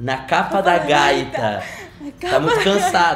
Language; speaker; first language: Portuguese; native; Portuguese